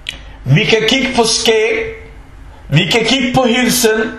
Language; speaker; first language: Danish; early bilingual, other home language; Arabic